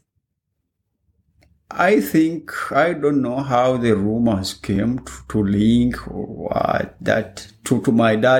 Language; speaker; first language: English; non-native, local second language; Ganda